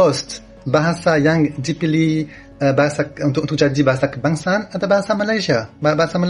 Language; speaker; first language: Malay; non-native, learner; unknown